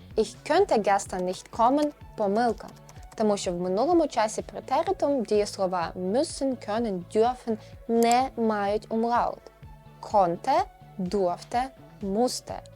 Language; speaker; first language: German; non-native, fluent; Ukrainian